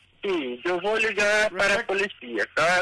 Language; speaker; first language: Spanish; non-native, learner; Portuguese